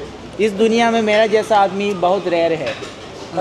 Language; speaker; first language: Hindi; non-native, local second language; Malayalam